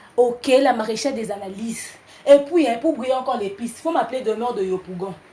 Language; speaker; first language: French; non-native, local second language; Lingala